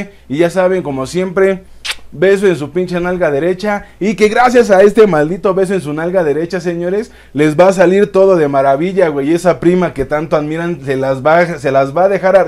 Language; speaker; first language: Spanish; native; Spanish